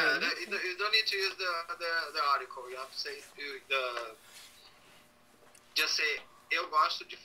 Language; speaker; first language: English; non-native, fluent; Portuguese